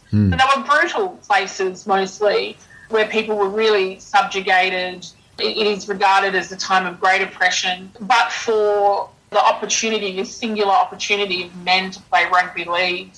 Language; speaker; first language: English; native; English